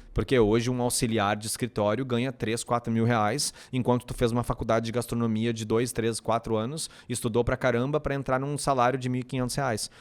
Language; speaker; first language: Portuguese; native; Portuguese